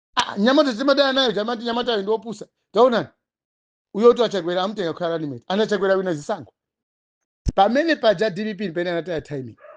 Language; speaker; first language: Nyanja; non-native, local second language; Tumbuka